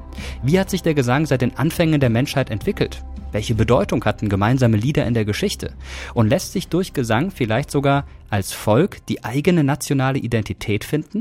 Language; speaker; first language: German; native; German